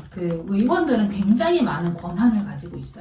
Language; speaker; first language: Korean; native; Korean